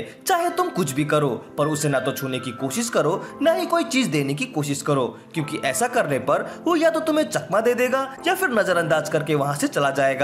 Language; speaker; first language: Hindi; native; Hindi